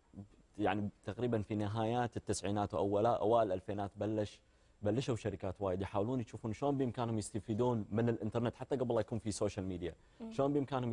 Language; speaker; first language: Arabic; native; Arabic